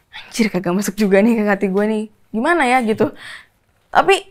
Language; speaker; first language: Indonesian; native; Indonesian